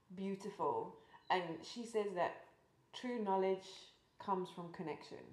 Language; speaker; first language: English; native; English